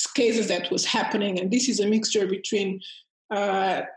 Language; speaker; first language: English; early bilingual, heritage; Portuguese